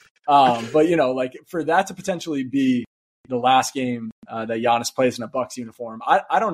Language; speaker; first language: English; native; English